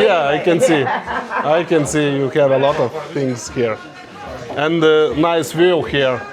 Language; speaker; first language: English; non-native, learner; Lithuanian